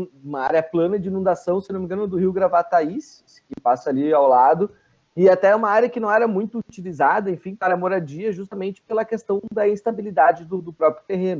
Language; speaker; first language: Portuguese; native; Portuguese